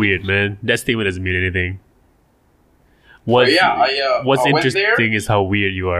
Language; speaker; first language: English; non-native, local second language; Malay